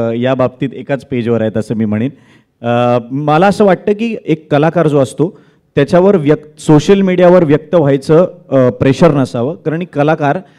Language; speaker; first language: Marathi; native; Marathi